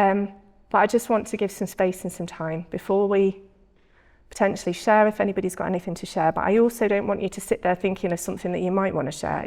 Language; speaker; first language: English; native; English